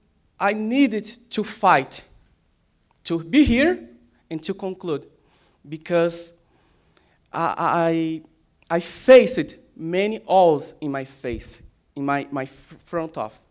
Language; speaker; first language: English; non-native, learner; Portuguese